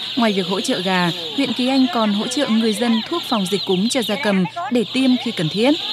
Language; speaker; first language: Vietnamese; native; Vietnamese